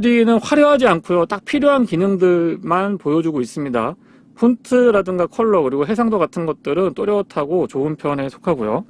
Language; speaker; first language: Korean; native; Korean